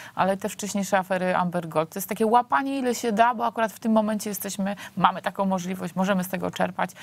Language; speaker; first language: Polish; native; Polish